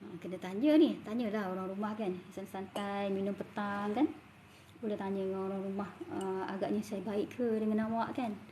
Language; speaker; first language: Malay; native; Malay